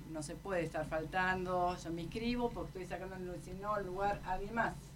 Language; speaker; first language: Spanish; native; Spanish